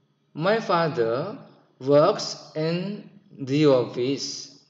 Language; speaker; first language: English; non-native, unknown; Indonesian